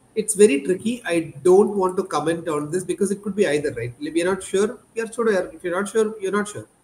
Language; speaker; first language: English; non-native, local second language; Malayalam